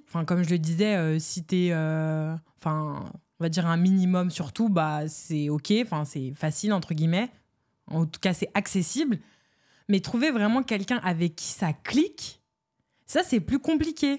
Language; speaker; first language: French; native; French